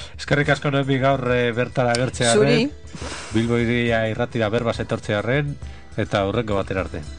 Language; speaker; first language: Basque; native; Basque